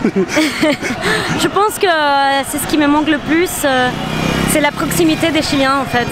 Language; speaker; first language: French; non-native, fluent; Spanish